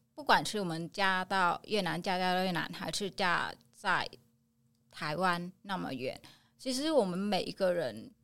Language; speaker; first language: Chinese; non-native, fluent; Vietnamese